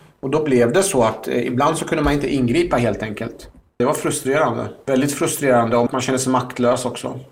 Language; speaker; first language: Swedish; early bilingual, other home language; Persian